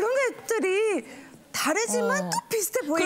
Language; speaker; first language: Korean; non-native, fluent; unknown